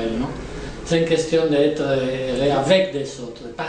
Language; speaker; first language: French; non-native, learner; Spanish